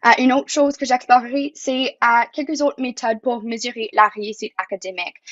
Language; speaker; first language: French; non-native, local second language; English